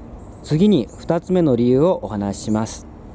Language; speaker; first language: Japanese; non-native, fluent; Korean